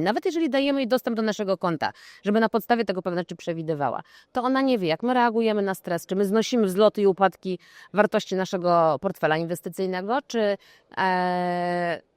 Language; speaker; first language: Polish; native; Polish